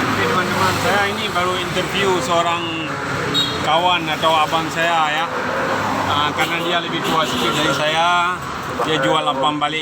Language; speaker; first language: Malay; non-native, local second language; Achinese